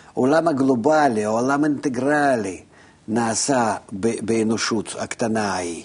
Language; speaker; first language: Hebrew; non-native, fluent; Russian